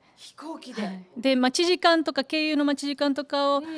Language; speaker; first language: Japanese; early bilingual, heritage; Spanish